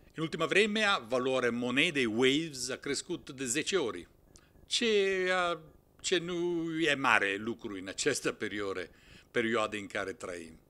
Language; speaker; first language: Romanian; non-native, fluent; Italian